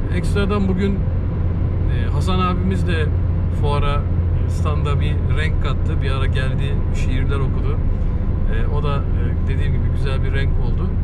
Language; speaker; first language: Turkish; native; Turkish